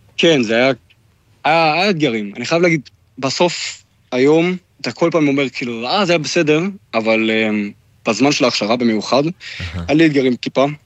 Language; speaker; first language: Hebrew; non-native, fluent; German